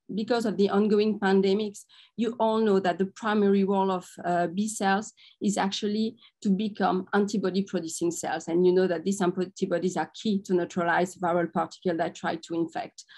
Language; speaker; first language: English; non-native, fluent; French